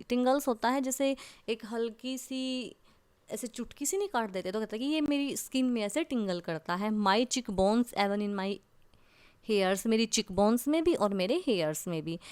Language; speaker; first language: Hindi; native; Hindi